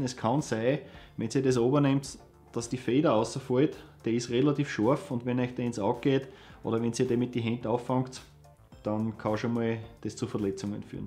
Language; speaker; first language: German; native; German